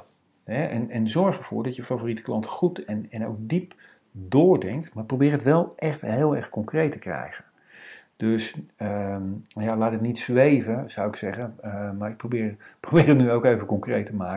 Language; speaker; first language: Dutch; native; Dutch